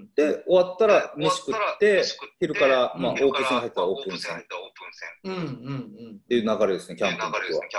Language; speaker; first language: Japanese; native; Japanese